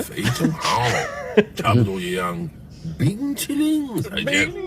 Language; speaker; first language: Chinese; non-native, learner; English